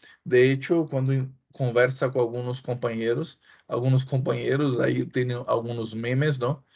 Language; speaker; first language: Spanish; non-native, fluent; Portuguese